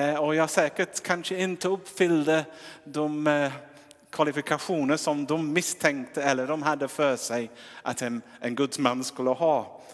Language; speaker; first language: Swedish; non-native, fluent; English